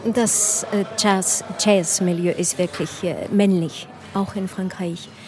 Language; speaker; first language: German; non-native, fluent; French